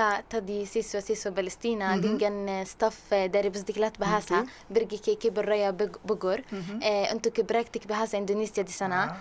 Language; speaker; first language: Indonesian; non-native, learner; Arabic